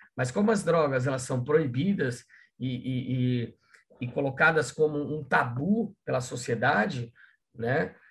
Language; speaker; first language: Portuguese; native; Portuguese